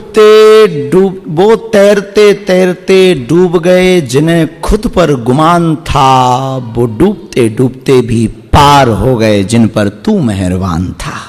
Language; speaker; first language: Hindi; native; Hindi